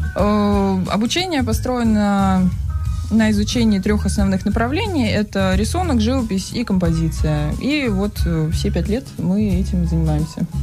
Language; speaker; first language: Russian; native; Russian